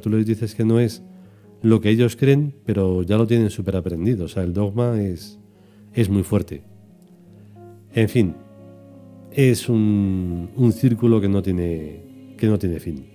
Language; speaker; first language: Spanish; native; Spanish